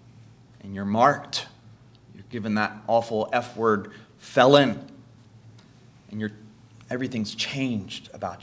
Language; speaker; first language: English; native; English